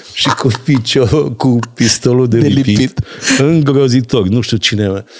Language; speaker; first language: Romanian; native; Romanian